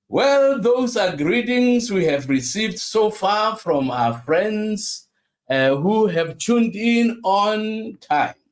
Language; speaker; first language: English; non-native, local second language; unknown